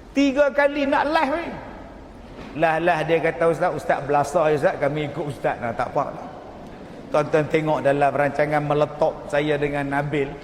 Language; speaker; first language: Malay; native; Malay